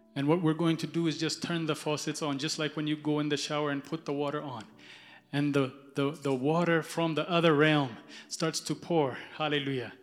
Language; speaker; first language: English; early bilingual, other home language; Amharic